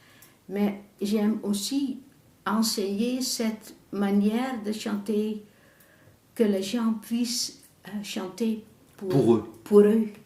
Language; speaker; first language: French; non-native, fluent; Dutch